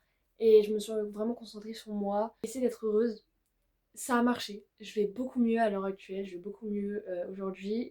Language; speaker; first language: French; native; French